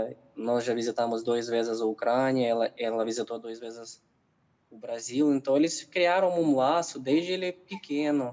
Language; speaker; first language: Portuguese; non-native, fluent; Ukrainian